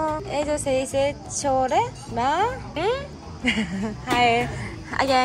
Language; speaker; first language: Spanish; non-native, learner; Japanese